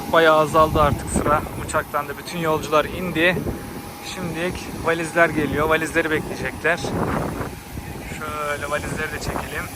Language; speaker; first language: Turkish; native; Turkish